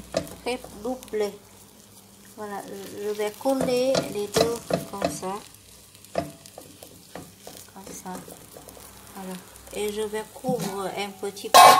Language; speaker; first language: French; non-native, fluent; Vietnamese